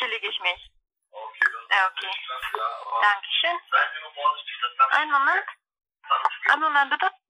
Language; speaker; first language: German; non-native, learner; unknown